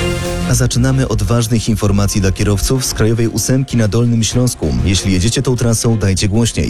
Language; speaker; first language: Polish; native; Polish